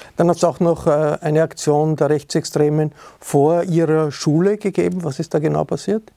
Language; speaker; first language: German; native; German